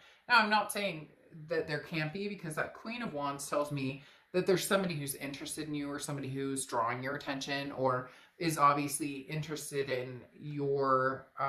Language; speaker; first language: English; native; English